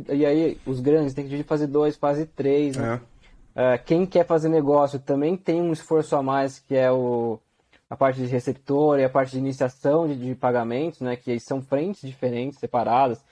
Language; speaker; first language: Portuguese; native; Portuguese